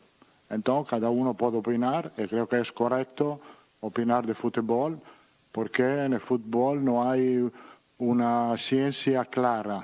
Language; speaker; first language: Portuguese; non-native, learner; Italian